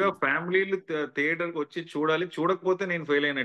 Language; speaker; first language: Telugu; native; Telugu